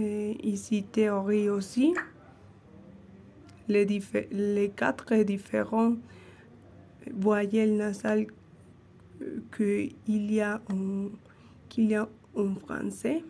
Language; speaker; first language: French; non-native, learner; Spanish